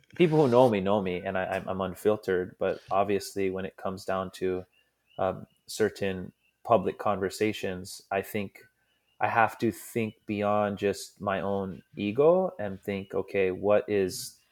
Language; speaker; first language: English; native; English